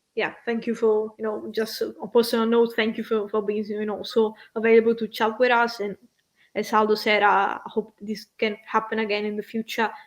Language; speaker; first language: English; non-native, fluent; Italian